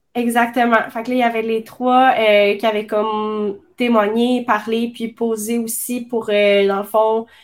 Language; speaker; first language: French; native; French